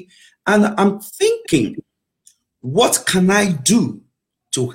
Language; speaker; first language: English; non-native, local second language; Yoruba